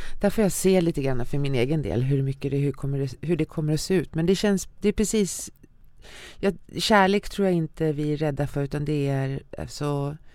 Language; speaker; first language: Swedish; native; Swedish